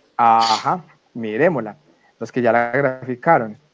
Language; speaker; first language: Spanish; native; Spanish